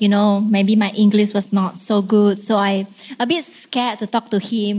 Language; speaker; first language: English; non-native, fluent; Indonesian